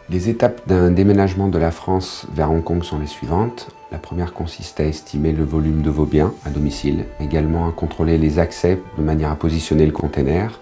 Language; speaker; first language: French; native; French